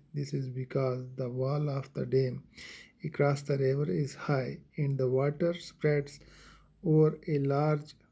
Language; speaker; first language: English; non-native, local second language; Urdu